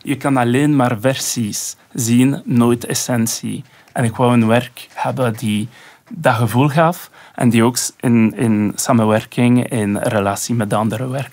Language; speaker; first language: Dutch; non-native, local second language; French